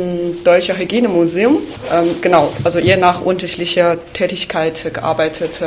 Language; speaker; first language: German; non-native, fluent; Chinese